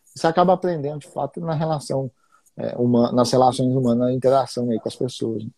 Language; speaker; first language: Portuguese; native; Portuguese